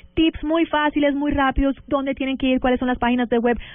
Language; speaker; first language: Spanish; early bilingual, heritage; Spanish